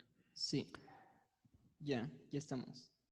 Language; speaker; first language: Spanish; native; Spanish